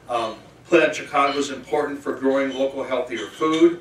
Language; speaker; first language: English; native; English